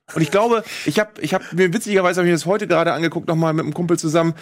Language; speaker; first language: German; native; German